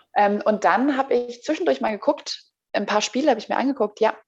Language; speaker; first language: German; native; German